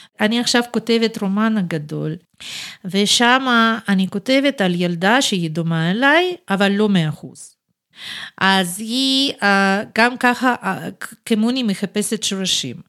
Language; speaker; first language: Hebrew; non-native, fluent; Russian